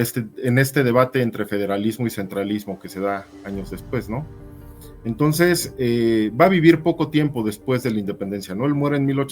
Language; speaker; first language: Spanish; native; Spanish